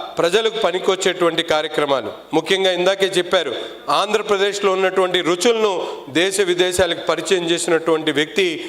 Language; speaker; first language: Telugu; non-native, local second language; Urdu